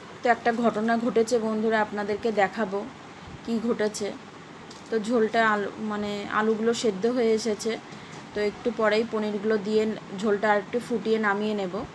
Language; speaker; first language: Bangla; native; Bangla